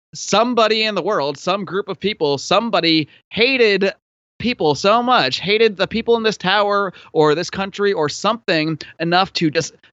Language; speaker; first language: English; native; English